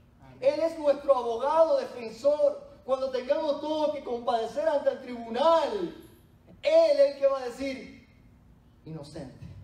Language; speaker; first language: Spanish; native; Spanish